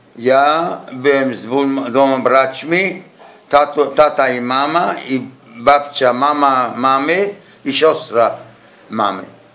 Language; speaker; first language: Polish; non-native, local second language; Yiddish